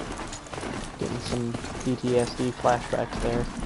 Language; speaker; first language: English; native; English